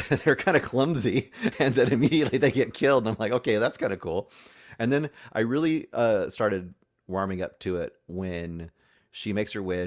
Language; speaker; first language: English; native; English